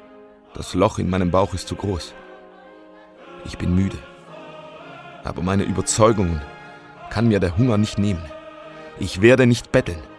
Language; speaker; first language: German; native; German